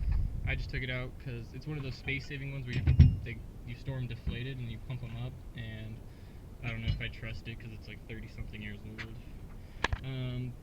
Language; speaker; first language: English; native; English